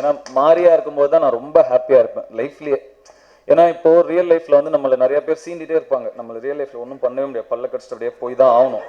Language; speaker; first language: Tamil; native; Tamil